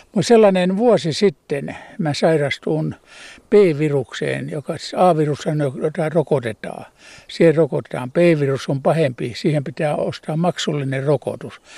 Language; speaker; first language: Finnish; native; Finnish